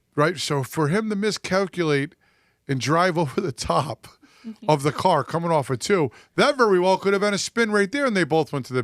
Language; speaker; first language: English; native; English